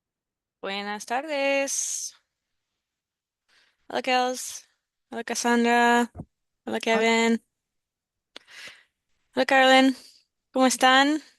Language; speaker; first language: Spanish; non-native, fluent; English